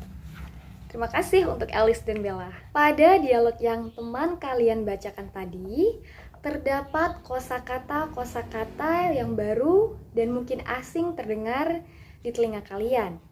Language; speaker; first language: Indonesian; native; Indonesian